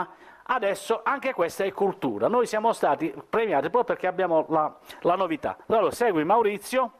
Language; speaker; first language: Italian; native; Italian